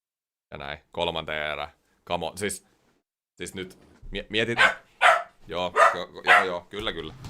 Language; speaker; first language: Finnish; native; Finnish